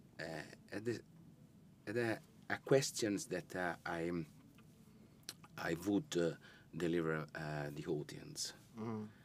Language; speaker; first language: English; non-native, learner; Italian